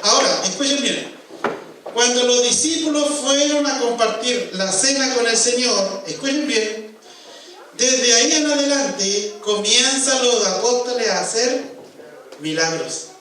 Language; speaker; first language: Spanish; native; Spanish